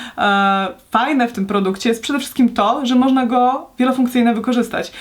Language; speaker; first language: Polish; native; Polish